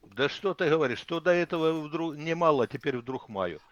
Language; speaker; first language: Ukrainian; non-native, learner; Russian